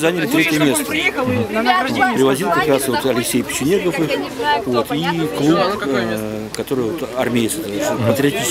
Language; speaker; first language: Russian; native; Russian